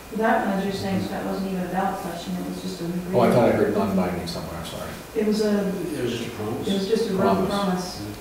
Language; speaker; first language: English; native; English